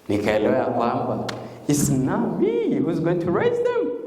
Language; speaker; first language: English; non-native, local second language; Swahili